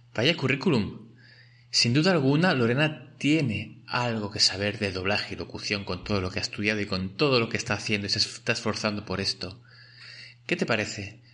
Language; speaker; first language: Spanish; native; Spanish